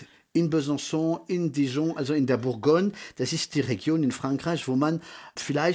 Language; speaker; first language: German; early bilingual, heritage; French